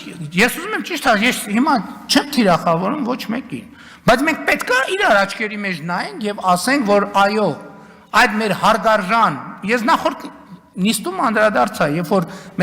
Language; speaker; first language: Armenian; native; Armenian